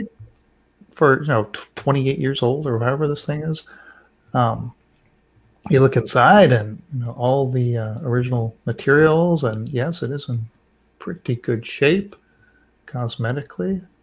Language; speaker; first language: English; native; English